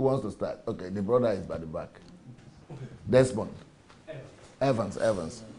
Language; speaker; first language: English; non-native, local second language; Yoruba